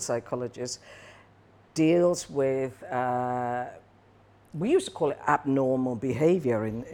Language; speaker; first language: English; native; English